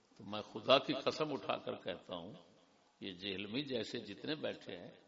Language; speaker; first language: Urdu; non-native, local second language; Punjabi